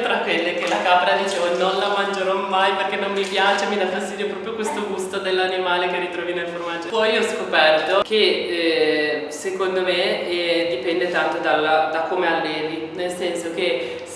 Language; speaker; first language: Italian; native; Italian